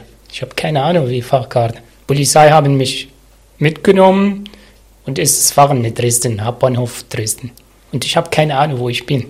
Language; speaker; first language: German; non-native, learner; Arabic